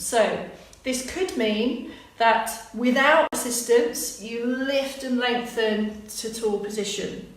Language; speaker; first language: English; native; English